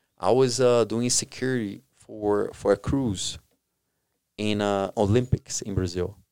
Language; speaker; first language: English; non-native, fluent; Portuguese